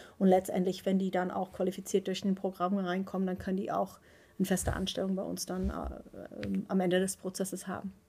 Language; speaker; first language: German; non-native, fluent; Dutch